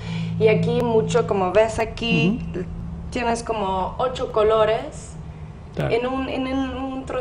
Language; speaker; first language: Spanish; non-native, fluent; English